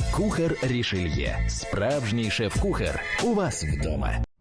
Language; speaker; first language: Ukrainian; native; Ukrainian